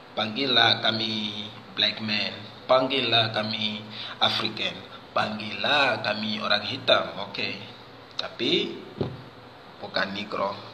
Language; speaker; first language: Malay; non-native, fluent; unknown